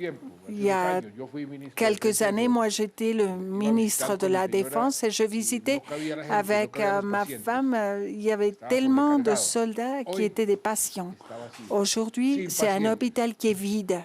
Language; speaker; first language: French; non-native, fluent; Spanish